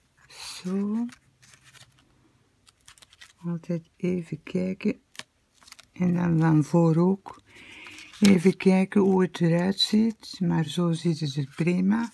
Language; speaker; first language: Dutch; native; Dutch